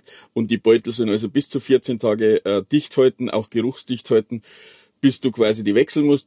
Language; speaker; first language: German; native; German